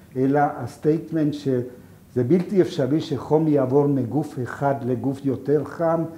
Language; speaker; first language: Hebrew; non-native, fluent; Yiddish